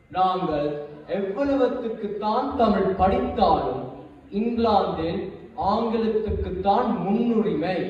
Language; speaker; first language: Tamil; early bilingual, heritage; Tamil